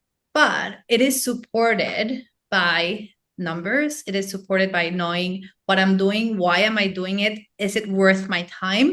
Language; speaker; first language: English; non-native, fluent; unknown